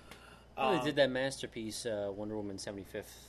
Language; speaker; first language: English; native; English